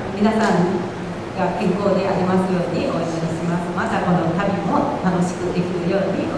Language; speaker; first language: Japanese; non-native, fluent; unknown